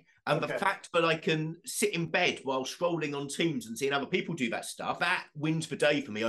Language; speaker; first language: English; native; English